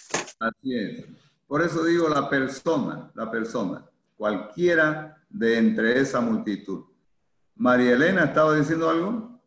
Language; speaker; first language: Spanish; native; Spanish